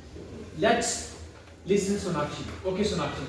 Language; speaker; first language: English; non-native, local second language; Hindi